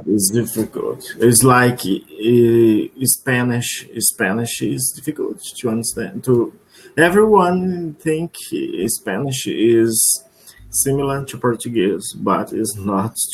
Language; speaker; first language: English; non-native, learner; Portuguese